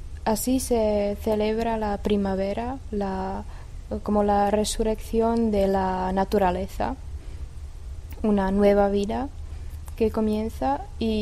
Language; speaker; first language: Spanish; non-native, fluent; Czech